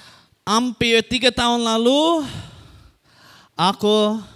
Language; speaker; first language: Indonesian; non-native, fluent; English